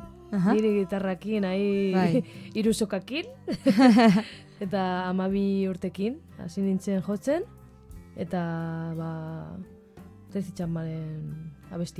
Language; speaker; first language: Basque; non-native, local second language; Spanish